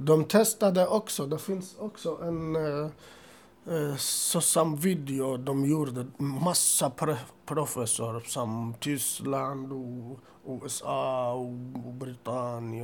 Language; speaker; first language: Swedish; non-native, learner; Assyrian Neo-Aramaic